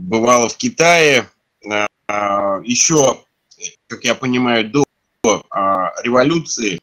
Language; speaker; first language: Russian; native; Russian